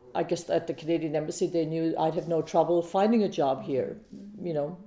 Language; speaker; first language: English; native; English